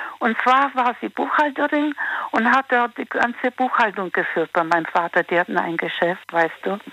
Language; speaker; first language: German; native; German